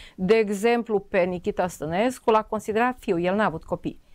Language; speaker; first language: Romanian; non-native, local second language; Serbian